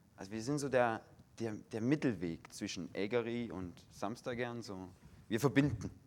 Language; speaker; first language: German; native; German